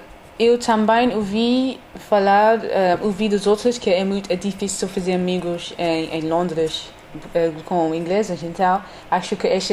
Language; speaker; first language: Portuguese; non-native, learner; English